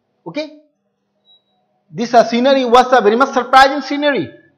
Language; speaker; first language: English; non-native, local second language; Hindi